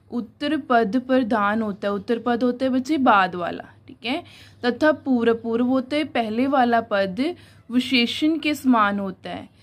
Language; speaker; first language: Hindi; non-native, local second language; Punjabi